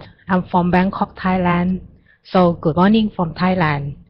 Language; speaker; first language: English; non-native, learner; Thai